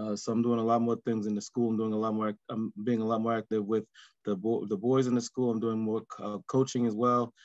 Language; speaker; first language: English; native; English